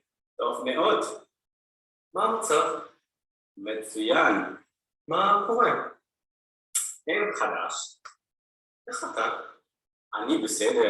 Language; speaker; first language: Hebrew; non-native, learner; Indonesian